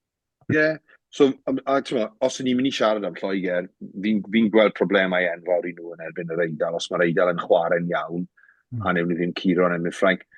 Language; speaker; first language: Welsh; native; Welsh